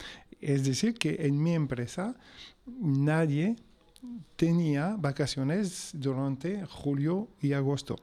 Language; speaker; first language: Spanish; non-native, local second language; French